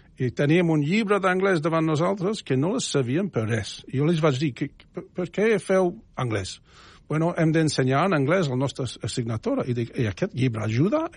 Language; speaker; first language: Catalan; non-native, fluent; English